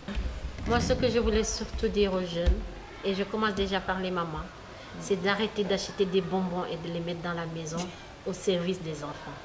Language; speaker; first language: French; native; French